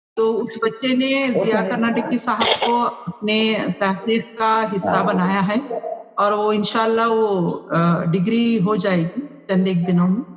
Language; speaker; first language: Urdu; native; Urdu